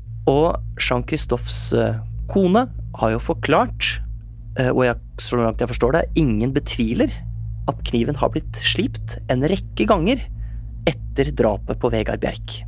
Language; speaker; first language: Norwegian; native; Norwegian